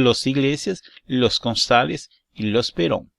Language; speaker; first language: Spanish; non-native, learner; Portuguese